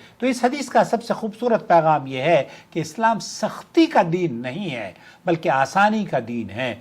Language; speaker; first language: Urdu; native; Urdu